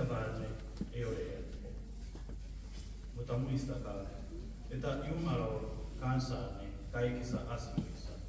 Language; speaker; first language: Finnish; non-native, fluent; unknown